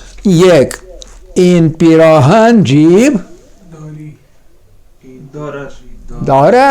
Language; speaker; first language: Persian; non-native, fluent; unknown